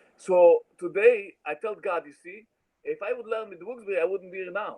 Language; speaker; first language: English; non-native, learner; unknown